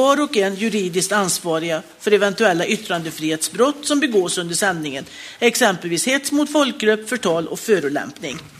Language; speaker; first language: Swedish; native; Swedish